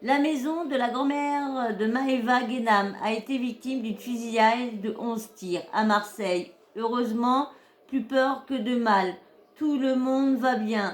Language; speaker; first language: French; native; French